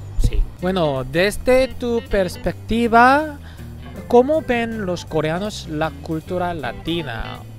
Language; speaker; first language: Spanish; non-native, fluent; Korean